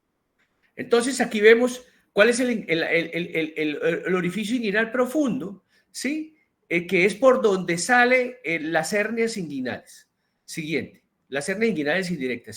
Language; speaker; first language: Spanish; native; Spanish